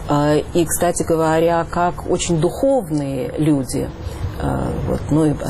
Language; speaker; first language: Russian; native; Russian